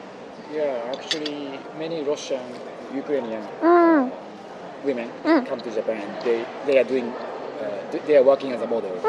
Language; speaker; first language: English; non-native, fluent; Japanese